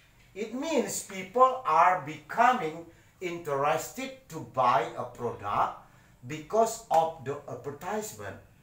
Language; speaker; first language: English; non-native, fluent; Indonesian